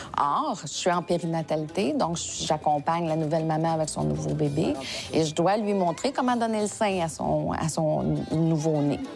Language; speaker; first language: French; native; French